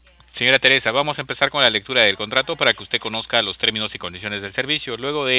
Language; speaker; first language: Spanish; native; Spanish